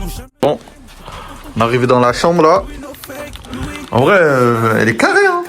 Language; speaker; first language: French; native; French